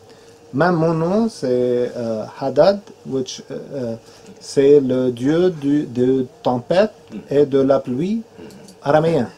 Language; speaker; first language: French; non-native, fluent; Arabic